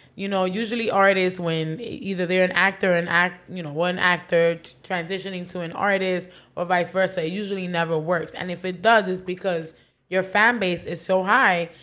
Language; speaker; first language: English; early bilingual, other home language; Spanish